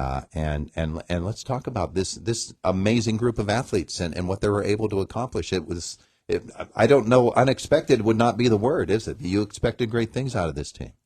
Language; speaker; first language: English; native; English